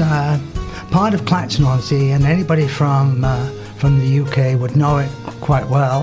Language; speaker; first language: English; native; English